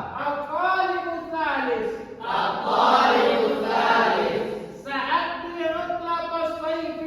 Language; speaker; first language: Arabic; non-native, fluent; Indonesian